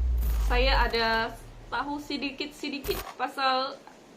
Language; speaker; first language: Indonesian; non-native, local second language; Malay